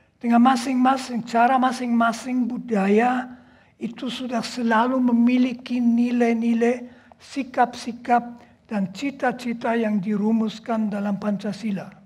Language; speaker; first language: Indonesian; non-native, fluent; German